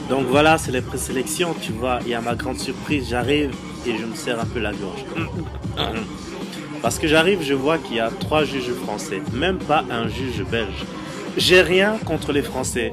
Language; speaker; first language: French; native; French